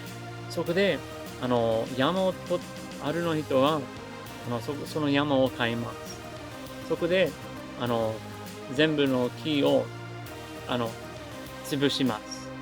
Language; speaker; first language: Japanese; non-native, learner; English